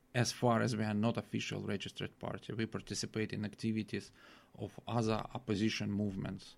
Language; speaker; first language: English; non-native, fluent; Russian